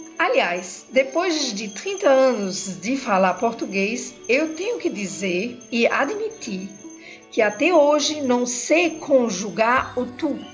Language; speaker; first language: Portuguese; non-native, fluent; German